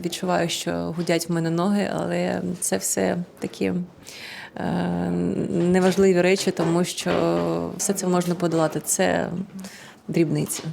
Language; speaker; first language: Ukrainian; non-native, local second language; Russian